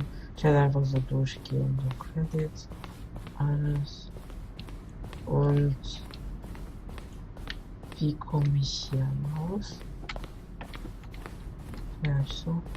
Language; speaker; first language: German; non-native, local second language; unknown